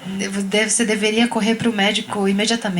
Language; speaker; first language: Portuguese; native; Portuguese